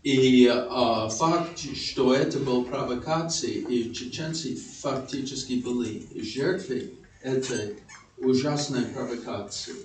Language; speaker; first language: Russian; non-native, fluent; English